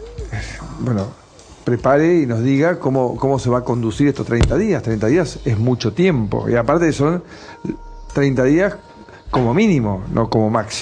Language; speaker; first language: Spanish; native; Spanish